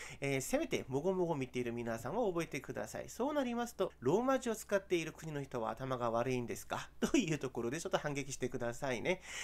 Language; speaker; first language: Japanese; non-native, fluent; Korean